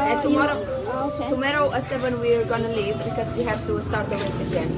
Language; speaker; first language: English; non-native, fluent; Romanian